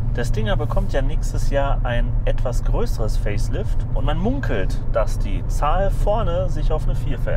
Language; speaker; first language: German; native; German